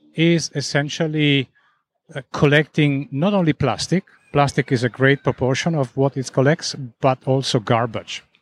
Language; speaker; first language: English; non-native, fluent; Italian